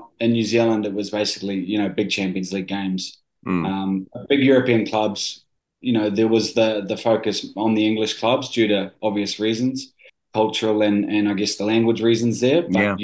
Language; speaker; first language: English; native; English